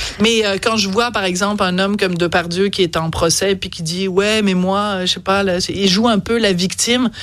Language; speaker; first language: French; native; French